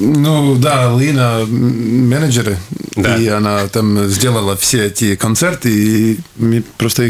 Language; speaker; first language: Russian; non-native, local second language; Latvian